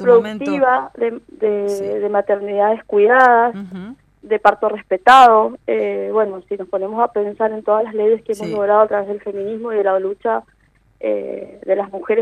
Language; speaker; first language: Spanish; native; Spanish